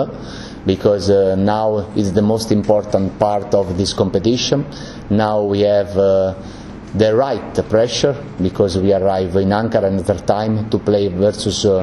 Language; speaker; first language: English; non-native, learner; Italian